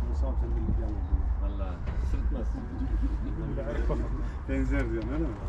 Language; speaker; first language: Turkish; native; Turkish